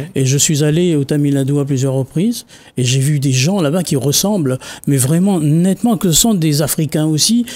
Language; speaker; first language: French; non-native, local second language; Réunion Creole French